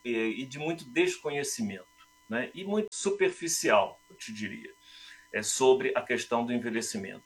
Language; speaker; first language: Portuguese; native; Portuguese